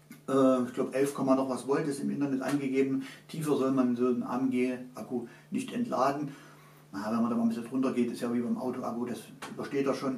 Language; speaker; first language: German; native; German